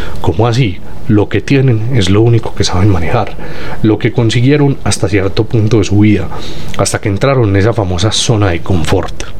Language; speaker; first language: Spanish; native; Spanish